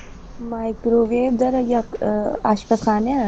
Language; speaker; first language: Persian; non-native, learner; Urdu